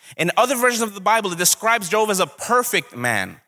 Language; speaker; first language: English; native; English